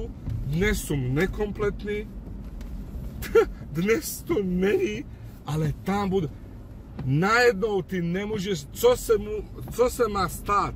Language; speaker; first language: Czech; non-native, fluent; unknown